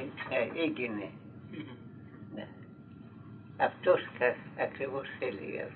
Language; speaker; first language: Greek; non-native, fluent; Russian